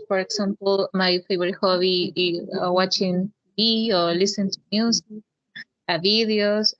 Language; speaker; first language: English; non-native, learner; Spanish